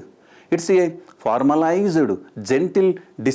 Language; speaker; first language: English; non-native, local second language; Telugu